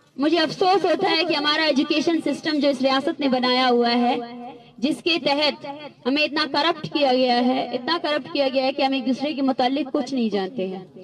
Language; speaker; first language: Urdu; non-native, local second language; Baluchi